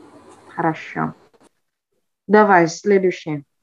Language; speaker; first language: Russian; non-native, fluent; Indonesian